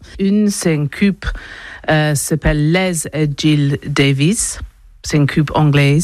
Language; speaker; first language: French; non-native, learner; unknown